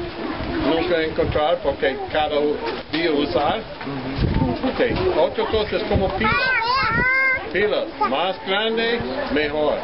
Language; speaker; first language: Spanish; non-native, learner; English